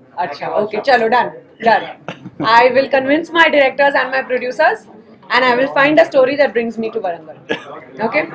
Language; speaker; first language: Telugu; non-native, local second language; Hindi